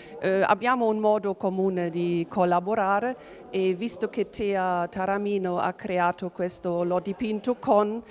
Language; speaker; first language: Italian; non-native, fluent; German